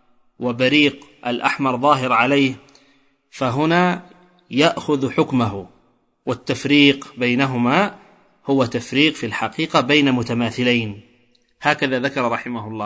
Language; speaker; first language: Arabic; native; Arabic